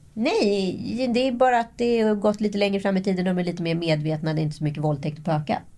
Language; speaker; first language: Swedish; native; Swedish